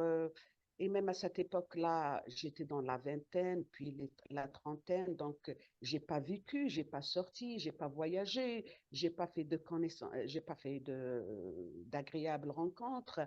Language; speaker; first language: French; non-native, local second language; Arabic